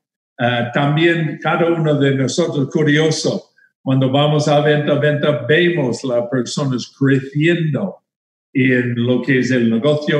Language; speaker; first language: Spanish; non-native, fluent; English